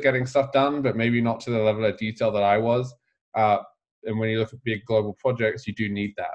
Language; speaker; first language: English; native; English